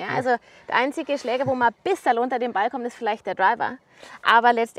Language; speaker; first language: German; native; German